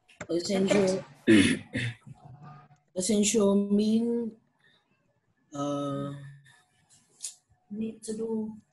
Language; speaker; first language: English; non-native, learner; Vietnamese